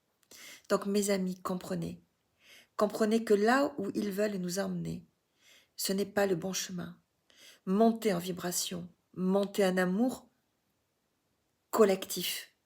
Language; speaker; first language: French; native; French